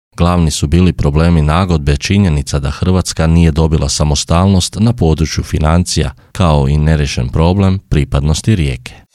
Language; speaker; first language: Croatian; native; Croatian